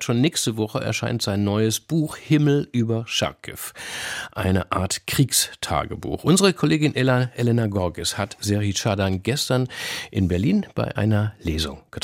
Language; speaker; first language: German; native; German